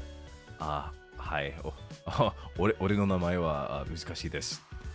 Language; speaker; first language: Japanese; non-native, learner; English